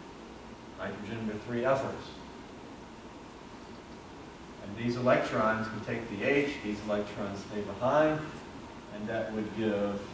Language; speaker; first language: English; native; English